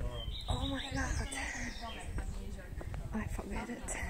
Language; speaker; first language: English; non-native, learner; Russian